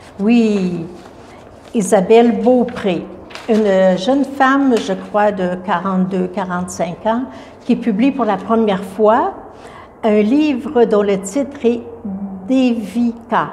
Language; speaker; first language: French; native; French